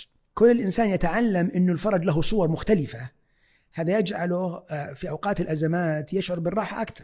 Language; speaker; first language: Arabic; native; Arabic